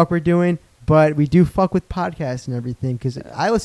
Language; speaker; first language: English; native; English